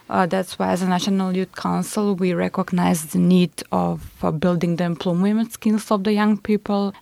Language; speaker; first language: English; non-native, fluent; Macedonian